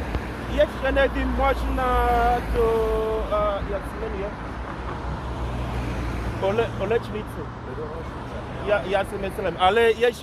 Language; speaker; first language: Czech; non-native, learner; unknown